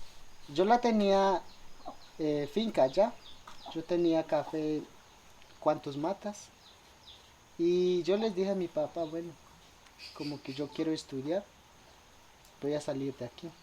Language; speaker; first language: Spanish; non-native, local second language; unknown